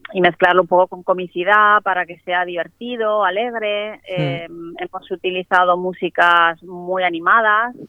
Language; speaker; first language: Spanish; non-native, fluent; Italian